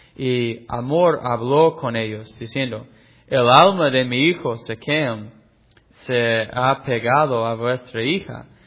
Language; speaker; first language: Spanish; non-native, fluent; English